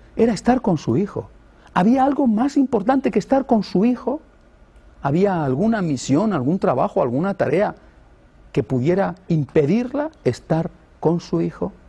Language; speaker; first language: Spanish; native; Spanish